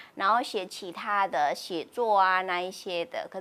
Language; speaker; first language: Chinese; non-native, fluent; Indonesian